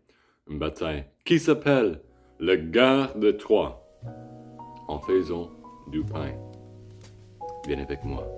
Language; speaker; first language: French; non-native, learner; English